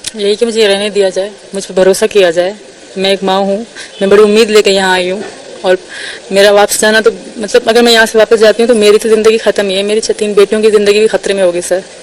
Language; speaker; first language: Urdu; non-native, local second language; Sindhi